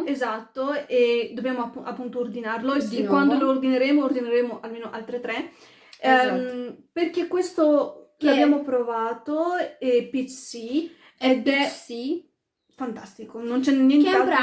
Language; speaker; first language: Italian; early bilingual, other home language; Arabic